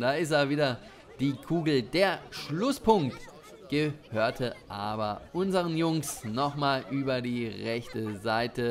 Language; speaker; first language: German; native; German